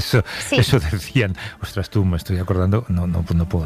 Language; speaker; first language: Spanish; native; Spanish